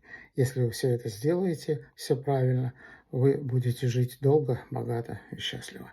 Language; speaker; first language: Russian; native; Russian